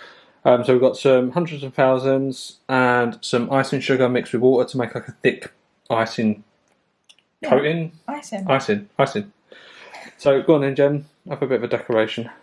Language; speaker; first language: English; native; English